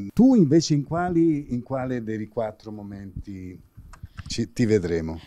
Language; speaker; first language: Italian; native; Italian